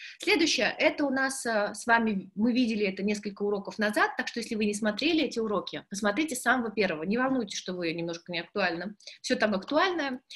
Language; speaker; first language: Russian; native; Russian